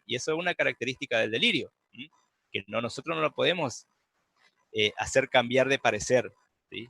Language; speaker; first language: Spanish; native; Spanish